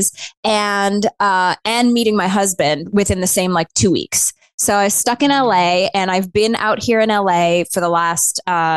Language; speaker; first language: English; native; English